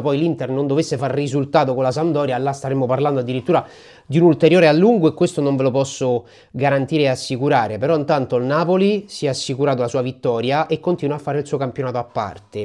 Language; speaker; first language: Italian; native; Italian